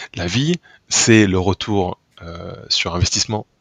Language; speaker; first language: French; native; French